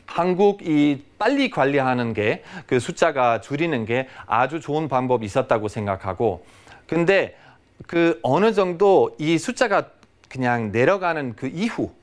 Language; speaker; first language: Korean; non-native, fluent; German